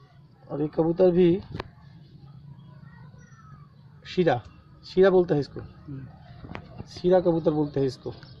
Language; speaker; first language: Hindi; non-native, local second language; Bangla